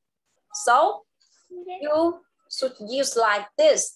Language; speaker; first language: English; non-native, local second language; Vietnamese